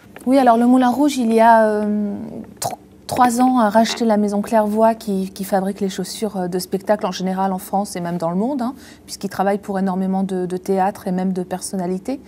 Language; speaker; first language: French; native; French